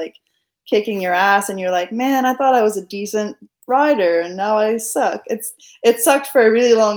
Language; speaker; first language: English; non-native, fluent; French